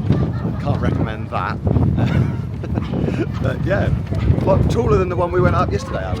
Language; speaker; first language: English; native; English